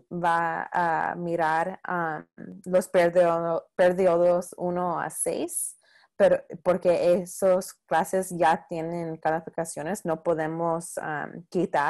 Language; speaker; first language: Spanish; non-native, local second language; English